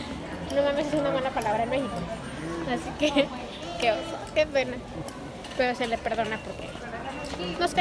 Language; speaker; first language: Spanish; native; Spanish